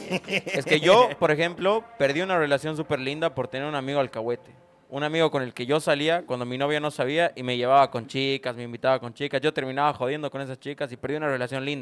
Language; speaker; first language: Spanish; native; Spanish